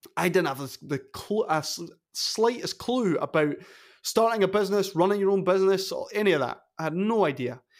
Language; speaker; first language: English; native; English